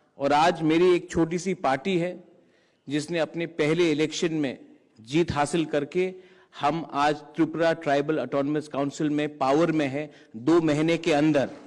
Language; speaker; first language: Hindi; non-native, local second language; Kok Borok